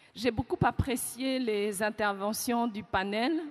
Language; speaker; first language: French; non-native, local second language; Kinyarwanda